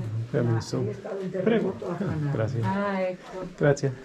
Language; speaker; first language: Italian; non-native, learner; English